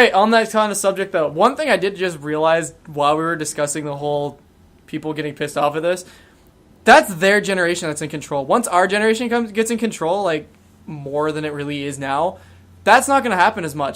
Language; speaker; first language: English; native; English